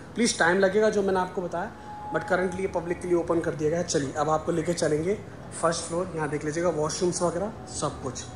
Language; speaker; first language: Hindi; non-native, local second language; Marathi